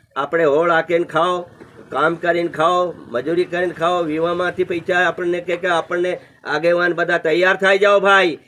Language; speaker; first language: Gujarati; non-native, local second language; Bhili